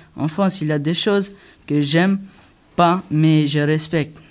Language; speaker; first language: French; non-native, learner; Albanian